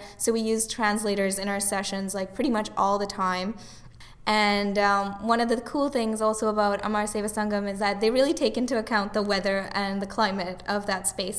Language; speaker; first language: English; non-native, local second language; Tamil